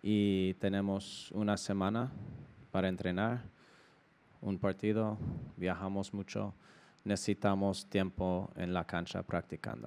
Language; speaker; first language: Spanish; non-native, learner; English